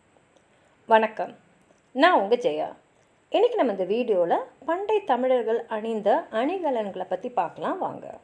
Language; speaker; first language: Tamil; native; Tamil